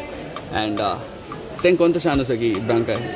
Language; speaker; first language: Portuguese; non-native, learner; Malayalam